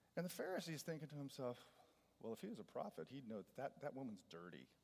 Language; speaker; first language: English; native; English